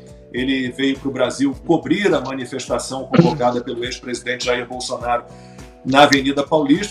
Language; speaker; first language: Portuguese; native; Portuguese